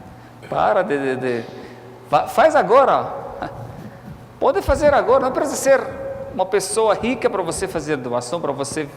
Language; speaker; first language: Portuguese; non-native, fluent; Arabic